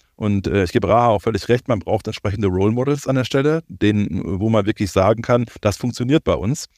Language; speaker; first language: German; native; German